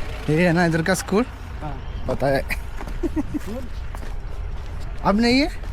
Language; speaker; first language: Hindi; non-native, local second language; Malayalam